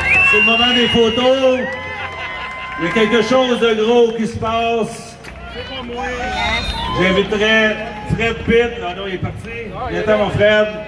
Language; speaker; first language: French; native; French